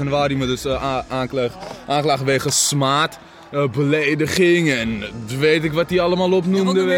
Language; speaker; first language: Dutch; native; Dutch